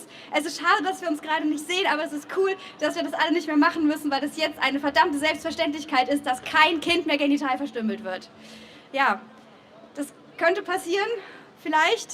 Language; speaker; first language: German; native; German